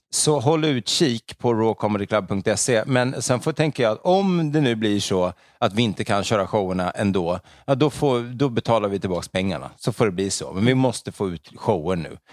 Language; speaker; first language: Swedish; native; Swedish